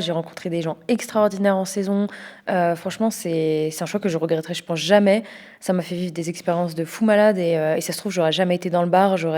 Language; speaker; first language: French; native; French